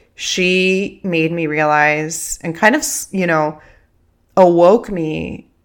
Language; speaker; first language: English; early bilingual, other home language; Spanish